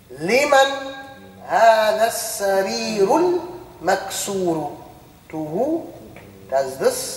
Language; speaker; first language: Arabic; non-native, fluent; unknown